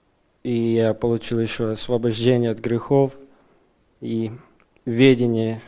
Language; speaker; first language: Russian; early bilingual, heritage; Russian